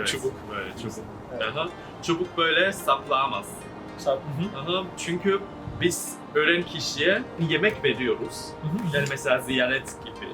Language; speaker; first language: Turkish; non-native, learner; Chinese